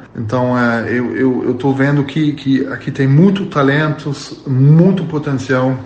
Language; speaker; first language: Portuguese; non-native, fluent; German